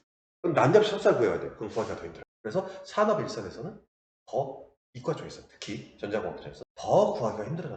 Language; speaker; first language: Korean; native; Korean